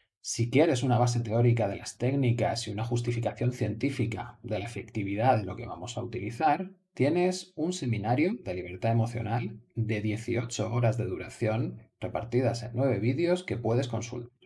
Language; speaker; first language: Spanish; native; Spanish